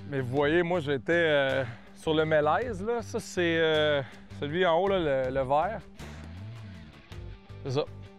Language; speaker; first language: French; native; French